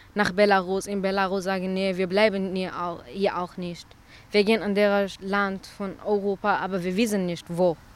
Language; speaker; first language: German; non-native, learner; Central Kurdish